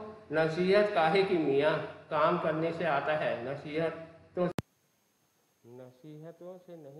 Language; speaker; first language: Hindi; native; Hindi